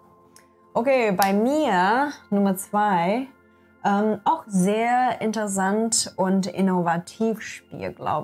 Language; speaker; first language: German; non-native, learner; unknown